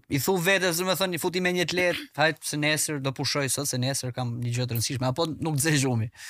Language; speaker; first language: Albanian; native; Albanian